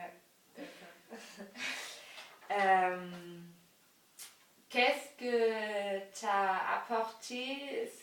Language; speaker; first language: French; non-native, learner; German